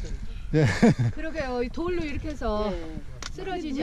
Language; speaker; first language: Korean; native; Korean